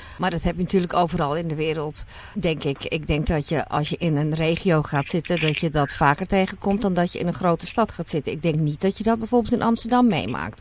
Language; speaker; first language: Dutch; native; Dutch